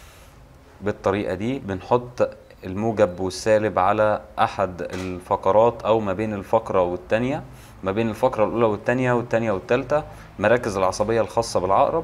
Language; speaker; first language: Arabic; native; Arabic